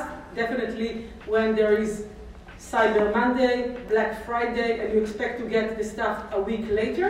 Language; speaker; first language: English; non-native, fluent; Hebrew